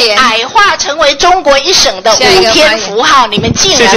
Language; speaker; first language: Chinese; native; Chinese